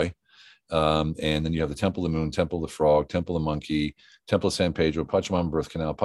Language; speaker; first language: English; native; English